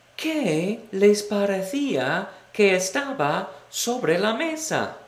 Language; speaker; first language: Spanish; non-native, fluent; English